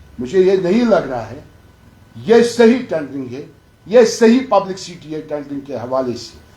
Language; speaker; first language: Urdu; non-native, local second language; Kashmiri